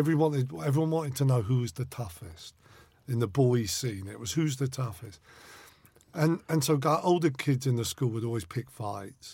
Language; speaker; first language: English; native; English